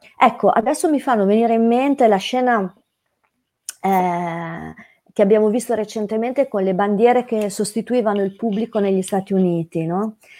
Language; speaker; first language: Italian; native; Italian